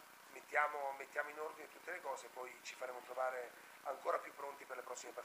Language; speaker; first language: Italian; native; Italian